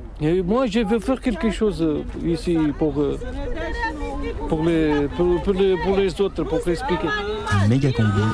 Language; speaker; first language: French; non-native, learner; Romanian